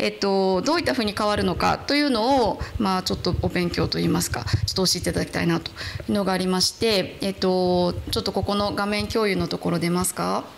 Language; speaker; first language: Japanese; native; Japanese